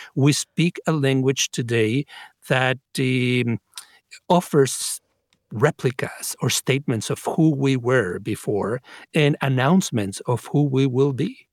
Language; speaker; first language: English; non-native, fluent; Spanish